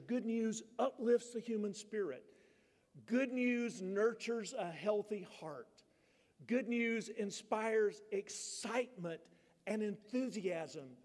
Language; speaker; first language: English; native; English